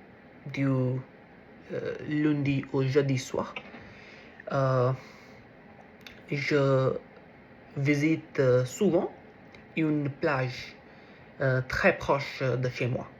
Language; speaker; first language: French; non-native, learner; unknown